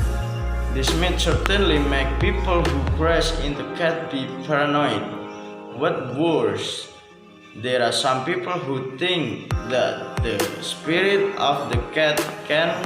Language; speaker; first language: English; non-native, learner; Indonesian